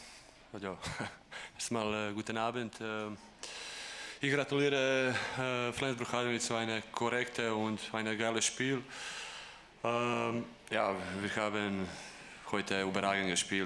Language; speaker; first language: German; non-native, fluent; Croatian